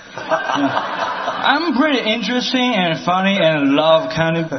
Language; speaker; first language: English; non-native, learner; Chinese